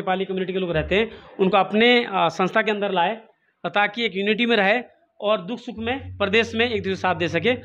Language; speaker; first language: Hindi; native; Hindi